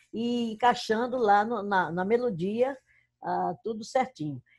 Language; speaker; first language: Portuguese; native; Portuguese